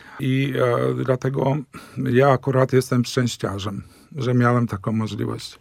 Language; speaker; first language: Polish; early bilingual, heritage; Polish